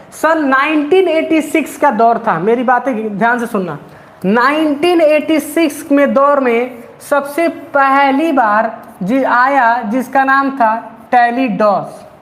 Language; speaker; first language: Hindi; native; Hindi